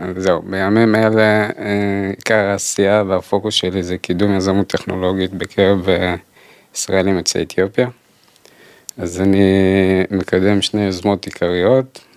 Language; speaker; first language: Hebrew; early bilingual, other home language; Amharic